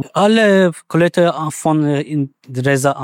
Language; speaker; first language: German; non-native, learner; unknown